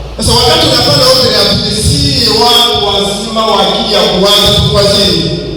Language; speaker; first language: Swahili; native; Swahili